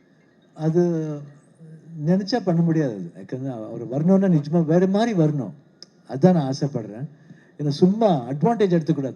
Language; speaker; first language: Tamil; non-native, local second language; Kannada